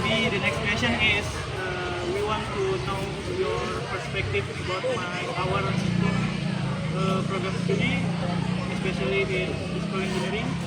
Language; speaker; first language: English; non-native, learner; Indonesian